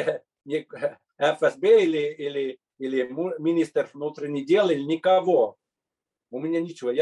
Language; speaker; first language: Russian; non-native, fluent; Finnish